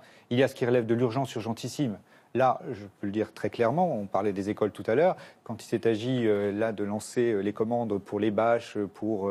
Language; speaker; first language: French; native; French